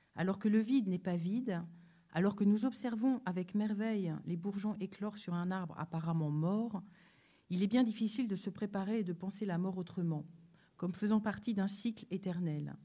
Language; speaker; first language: French; native; French